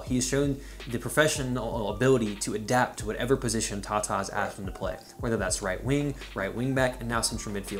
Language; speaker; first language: English; native; English